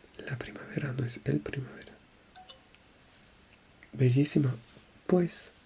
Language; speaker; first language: Spanish; non-native, learner; French